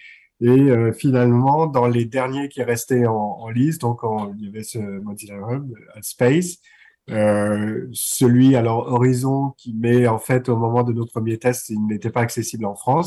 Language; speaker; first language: French; native; French